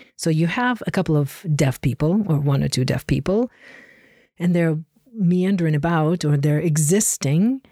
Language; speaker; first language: English; non-native, fluent; Ukrainian